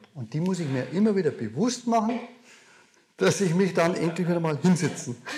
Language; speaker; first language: German; native; German